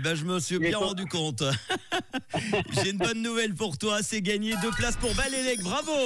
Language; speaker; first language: French; native; French